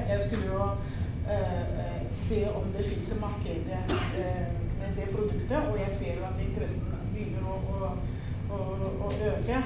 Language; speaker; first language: Norwegian; non-native, fluent; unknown